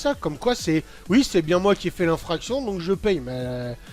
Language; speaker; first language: French; native; French